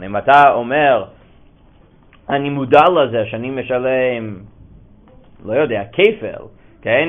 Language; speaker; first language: Hebrew; non-native, fluent; English